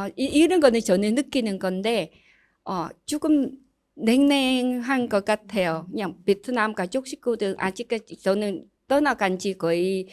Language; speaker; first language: Korean; non-native, learner; Vietnamese